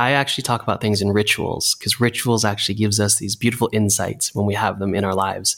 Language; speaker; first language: English; native; English